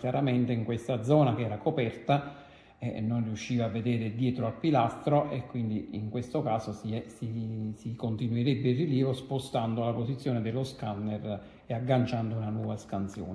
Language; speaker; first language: Italian; native; Italian